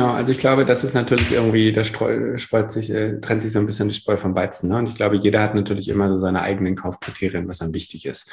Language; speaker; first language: German; native; German